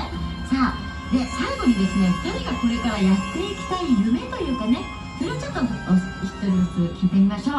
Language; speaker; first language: Japanese; native; Japanese